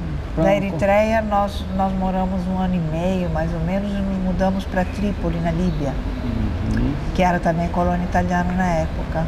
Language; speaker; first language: Portuguese; early bilingual, other home language; Italian